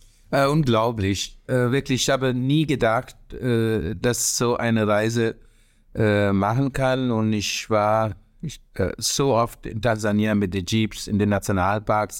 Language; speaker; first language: German; non-native, fluent; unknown